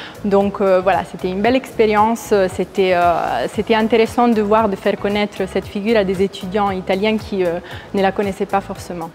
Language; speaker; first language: French; non-native, fluent; Italian